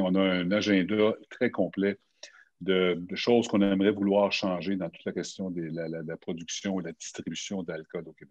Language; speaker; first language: French; native; French